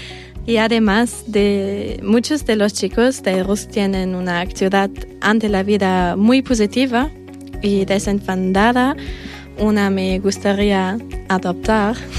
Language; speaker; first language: Spanish; non-native, fluent; German